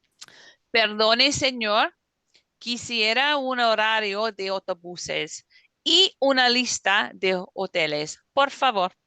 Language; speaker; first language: Spanish; non-native, fluent; English